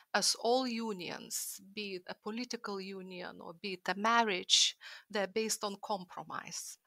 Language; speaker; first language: English; non-native, fluent; Lithuanian